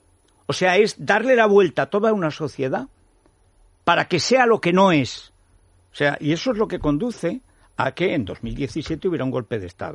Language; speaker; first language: Spanish; native; Spanish